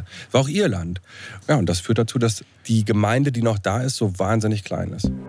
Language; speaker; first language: German; native; German